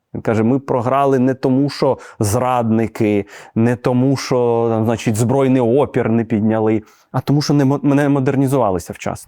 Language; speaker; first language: Ukrainian; native; Ukrainian